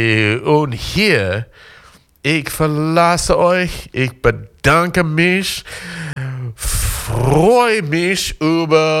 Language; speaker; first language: German; non-native, fluent; English